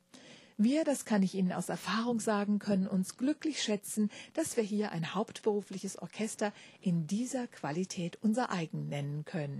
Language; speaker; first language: German; native; German